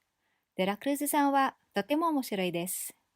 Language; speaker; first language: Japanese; non-native, fluent; English